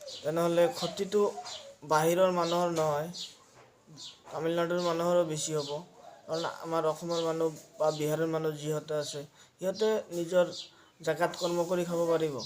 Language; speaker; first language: Assamese; native; Assamese